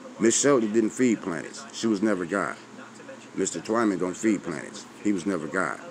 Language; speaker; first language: English; native; English